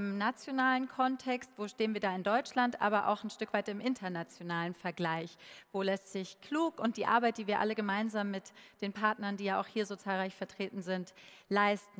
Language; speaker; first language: German; native; German